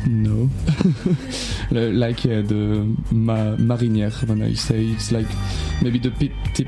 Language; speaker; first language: English; non-native, learner; French